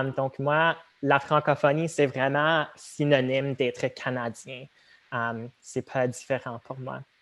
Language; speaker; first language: French; non-native, local second language; Tamil